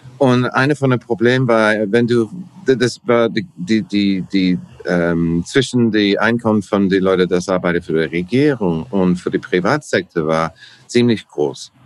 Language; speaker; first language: German; non-native, learner; English